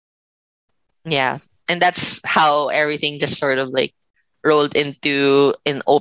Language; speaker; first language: English; non-native, local second language; Filipino